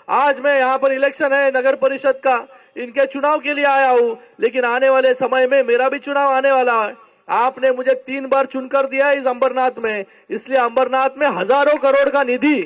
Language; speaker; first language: Hindi; non-native, local second language; Marathi